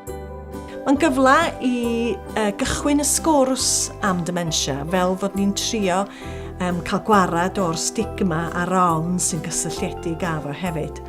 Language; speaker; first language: Welsh; native; Welsh